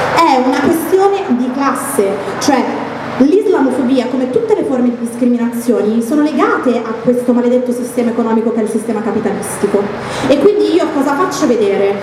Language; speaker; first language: Italian; early bilingual, other home language; Arabic